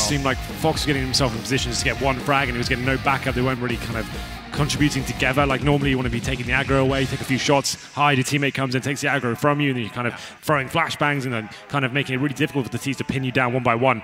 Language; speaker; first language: English; native; English